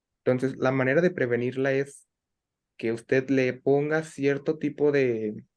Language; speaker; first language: Spanish; native; Spanish